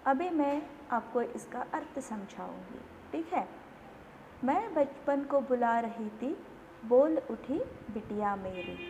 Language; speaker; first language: Hindi; non-native, local second language; Kannada